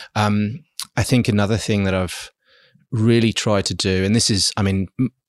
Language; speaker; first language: English; early bilingual, other home language; German